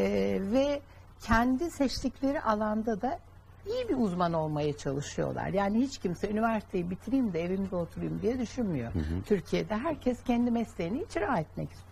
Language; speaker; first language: Turkish; native; Turkish